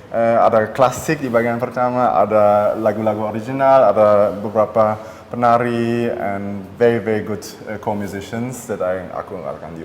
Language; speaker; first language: Indonesian; early bilingual, heritage; German